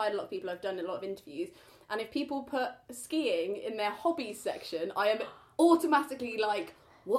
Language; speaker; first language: English; native; English